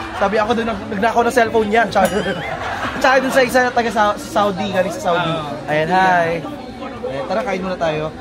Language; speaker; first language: Filipino; native; Filipino